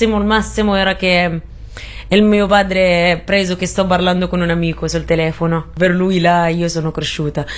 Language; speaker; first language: Italian; non-native, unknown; Arabic